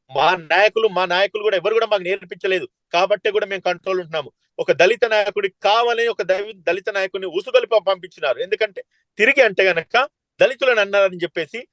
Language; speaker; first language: Telugu; native; Telugu